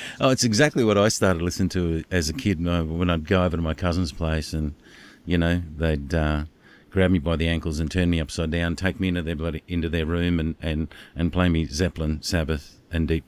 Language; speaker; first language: English; native; English